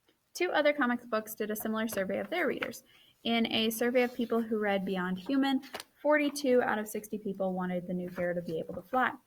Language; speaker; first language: English; native; English